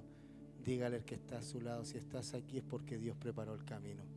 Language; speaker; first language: Spanish; native; Spanish